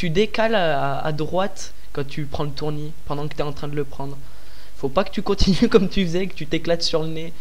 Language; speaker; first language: French; native; French